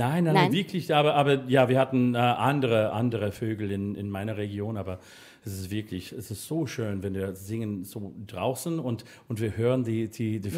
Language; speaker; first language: German; non-native, fluent; English